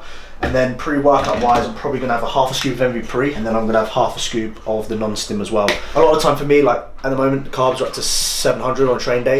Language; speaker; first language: English; native; English